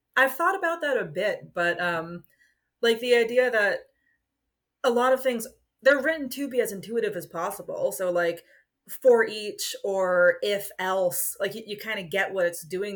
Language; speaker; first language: English; native; English